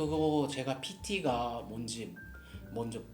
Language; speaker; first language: Korean; non-native, learner; Japanese